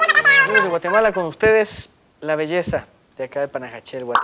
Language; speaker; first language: Spanish; native; Spanish